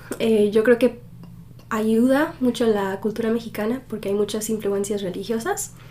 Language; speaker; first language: Spanish; early bilingual, heritage; Spanish